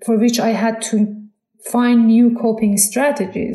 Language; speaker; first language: English; non-native, fluent; Persian